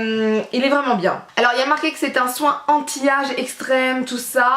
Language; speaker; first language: French; native; French